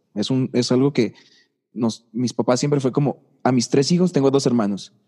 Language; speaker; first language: Spanish; native; Spanish